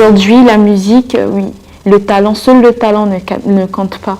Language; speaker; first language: French; non-native, local second language; Sango